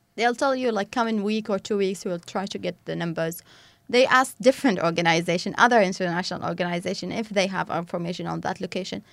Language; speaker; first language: English; non-native, fluent; Arabic